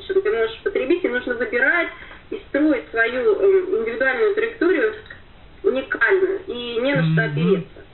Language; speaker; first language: Russian; native; Russian